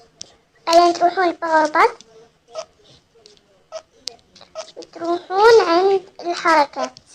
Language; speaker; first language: Arabic; native; Arabic